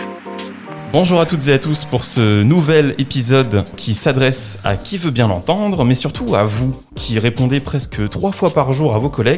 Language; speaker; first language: French; native; French